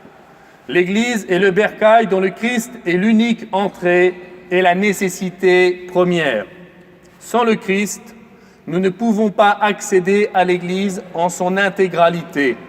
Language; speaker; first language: French; native; French